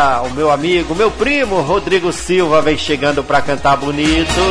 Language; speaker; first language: Portuguese; native; Portuguese